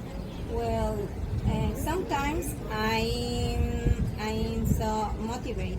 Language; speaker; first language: English; non-native, learner; Spanish